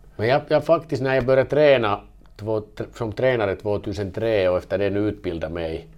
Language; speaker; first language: Swedish; non-native, learner; Finnish